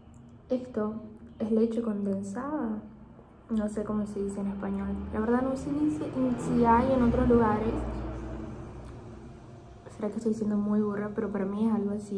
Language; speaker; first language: Spanish; non-native, fluent; Portuguese